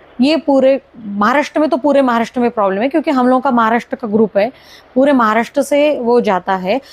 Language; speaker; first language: Hindi; non-native, local second language; Marathi